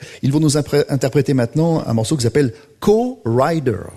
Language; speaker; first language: French; native; French